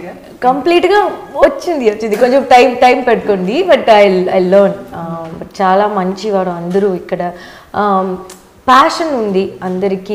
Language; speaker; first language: Telugu; non-native, learner; Tamil